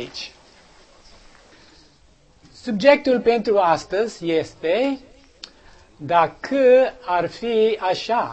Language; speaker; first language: Romanian; non-native, learner; English